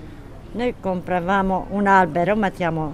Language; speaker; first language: Italian; non-native, learner; Kurdish